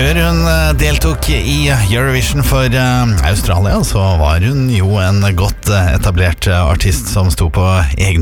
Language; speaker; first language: Norwegian; native; Norwegian